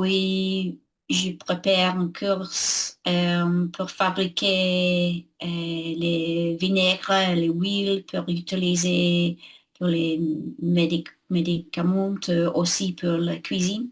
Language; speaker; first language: French; non-native, learner; English